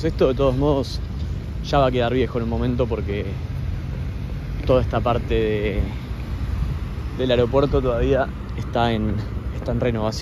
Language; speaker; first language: Spanish; native; Spanish